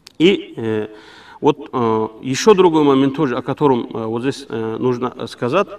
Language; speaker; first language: Russian; non-native, local second language; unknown